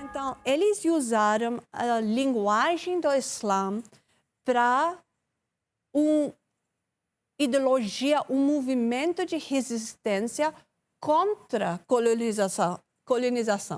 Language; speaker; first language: Portuguese; non-native, learner; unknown